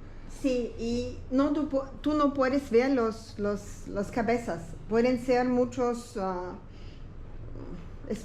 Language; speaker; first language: Spanish; non-native, learner; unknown